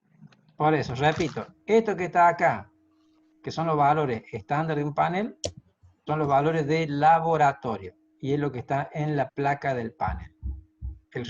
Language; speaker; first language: Spanish; native; Spanish